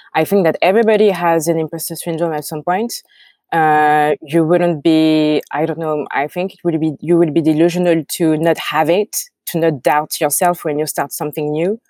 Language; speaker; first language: English; non-native, fluent; French